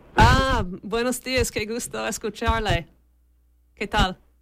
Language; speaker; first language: Spanish; non-native, fluent; English